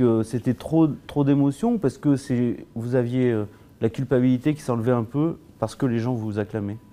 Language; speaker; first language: French; native; French